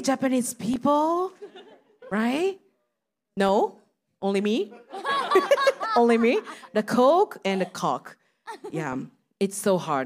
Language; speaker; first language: English; non-native, learner; Japanese